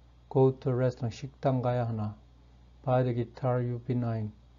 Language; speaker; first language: English; non-native, fluent; Korean